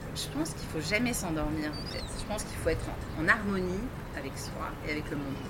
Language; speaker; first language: French; native; French